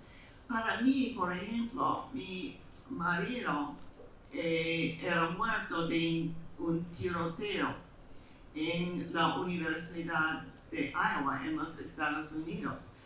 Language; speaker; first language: Spanish; non-native, fluent; English